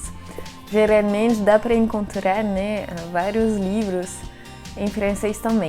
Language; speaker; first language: Portuguese; non-native, fluent; French